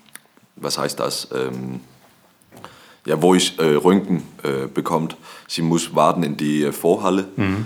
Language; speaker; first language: German; non-native, learner; Danish